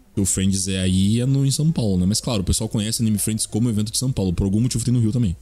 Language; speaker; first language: Portuguese; native; Portuguese